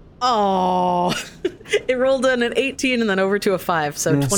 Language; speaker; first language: English; native; English